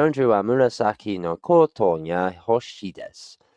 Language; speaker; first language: Japanese; non-native, learner; English